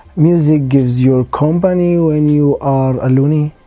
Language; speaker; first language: English; non-native, learner; Arabic